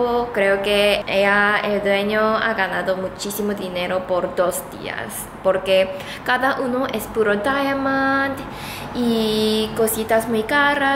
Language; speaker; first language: Spanish; non-native, fluent; Korean